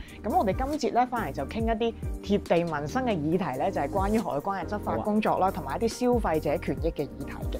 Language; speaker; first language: Cantonese; native; Cantonese